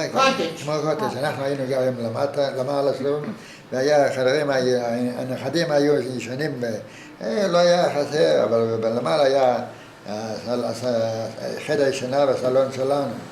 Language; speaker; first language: Hebrew; non-native, fluent; Yiddish